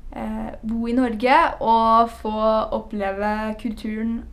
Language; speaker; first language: Norwegian; non-native, fluent; English